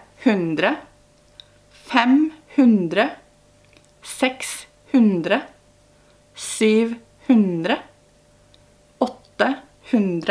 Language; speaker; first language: Norwegian; early bilingual, heritage; Norwegian